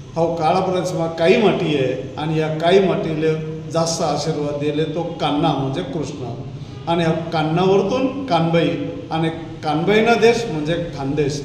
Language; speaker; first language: Marathi; native; Marathi